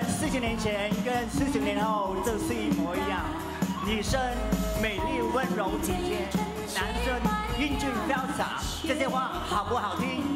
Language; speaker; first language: Chinese; early bilingual, heritage; Chinese